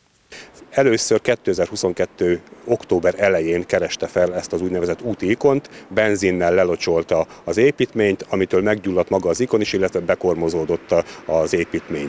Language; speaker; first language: Hungarian; native; Hungarian